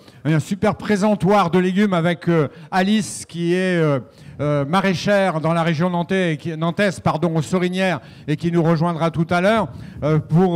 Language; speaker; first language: French; native; French